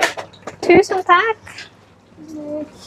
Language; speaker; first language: Norwegian; non-native, learner; Thai